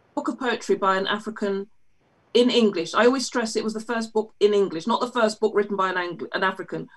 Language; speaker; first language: English; native; English